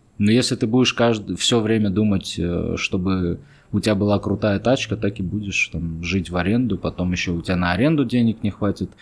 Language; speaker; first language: Russian; early bilingual, other home language; Armenian